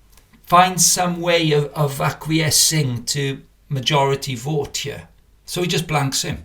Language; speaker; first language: English; native; English